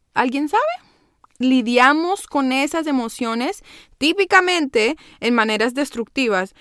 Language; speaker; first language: Spanish; early bilingual, heritage; Spanish